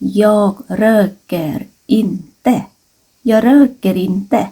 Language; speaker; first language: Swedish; non-native, fluent; Thai